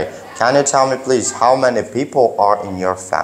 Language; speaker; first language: English; non-native, learner; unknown